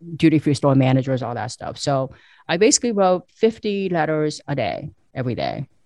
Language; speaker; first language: English; early bilingual, other home language; Korean